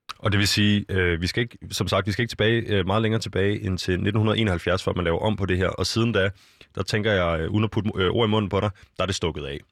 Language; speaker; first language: Danish; native; Danish